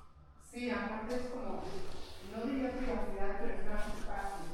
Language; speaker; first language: Spanish; native; Spanish